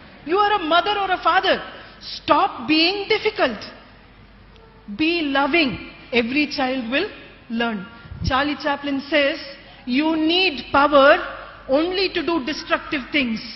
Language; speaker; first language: English; non-native, local second language; Tamil